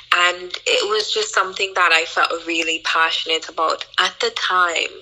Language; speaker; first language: English; native; English